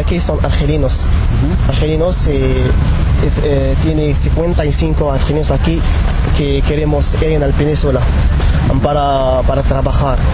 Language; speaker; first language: Spanish; non-native, learner; Arabic